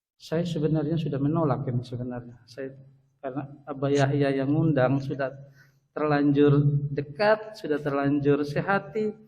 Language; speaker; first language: Indonesian; native; Indonesian